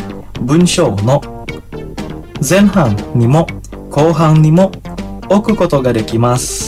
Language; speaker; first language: Japanese; non-native, fluent; Indonesian